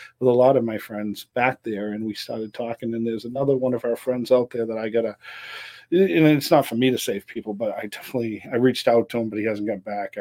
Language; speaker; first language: English; native; English